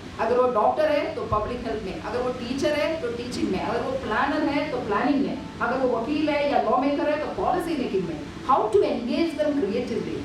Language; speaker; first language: Hindi; non-native, local second language; Malayalam